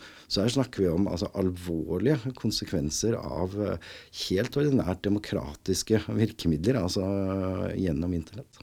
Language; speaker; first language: Norwegian; native; Norwegian